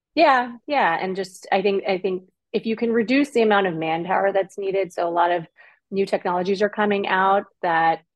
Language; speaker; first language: English; native; English